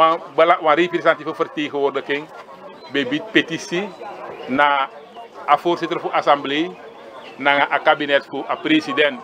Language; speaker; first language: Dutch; non-native, local second language; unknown